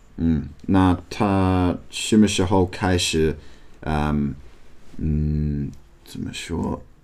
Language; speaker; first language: Chinese; non-native, learner; English